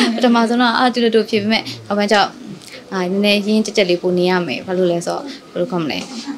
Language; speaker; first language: Burmese; native; Burmese